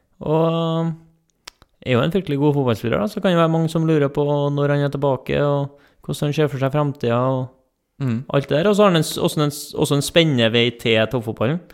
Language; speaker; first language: Norwegian; native; Norwegian